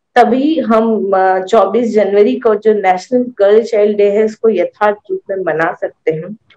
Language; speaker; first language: Hindi; native; Hindi